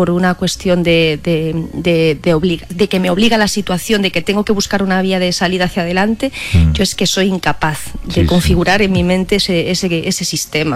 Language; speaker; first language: Spanish; native; Spanish